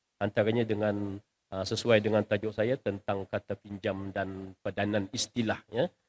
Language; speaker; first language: Malay; native; Malay